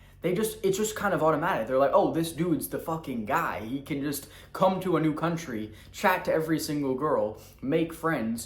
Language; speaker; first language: English; native; English